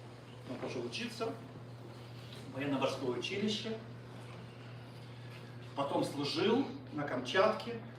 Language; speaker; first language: Russian; native; Russian